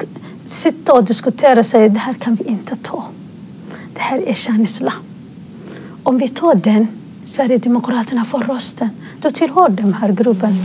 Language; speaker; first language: Swedish; non-native, fluent; Somali